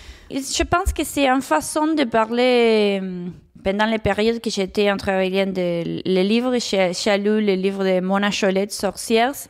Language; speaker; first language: French; non-native, fluent; Spanish